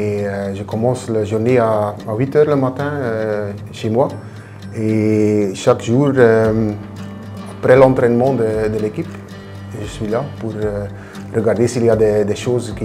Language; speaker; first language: French; non-native, local second language; Dutch